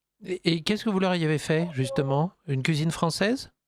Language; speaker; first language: French; native; French